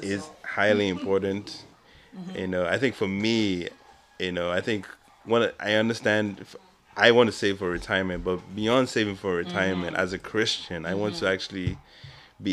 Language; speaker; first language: English; non-native, local second language; Igbo